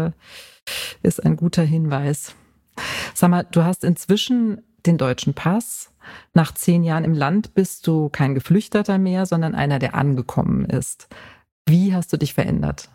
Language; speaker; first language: German; native; German